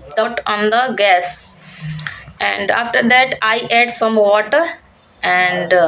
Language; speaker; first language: English; non-native, learner; Hindi